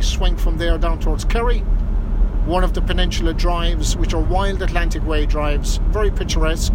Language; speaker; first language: English; native; English